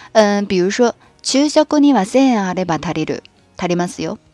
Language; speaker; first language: Japanese; non-native, fluent; Chinese